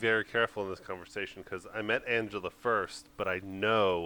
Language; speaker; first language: English; native; English